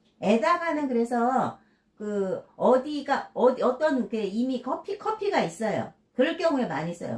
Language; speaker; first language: Korean; native; Korean